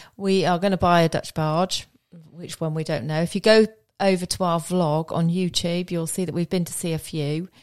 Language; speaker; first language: English; native; English